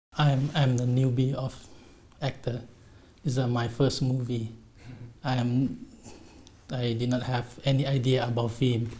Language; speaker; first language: English; non-native, learner; Thai